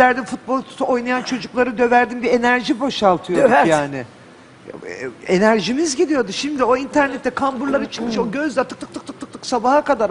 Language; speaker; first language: Turkish; native; Turkish